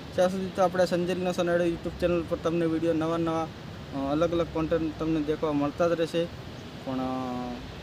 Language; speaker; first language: Gujarati; non-native, local second language; Bhili